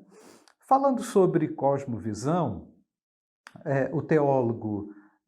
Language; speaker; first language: Portuguese; native; Portuguese